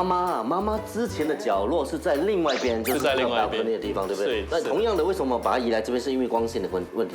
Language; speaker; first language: Chinese; native; Chinese